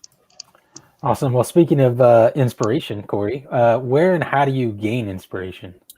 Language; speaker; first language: English; native; English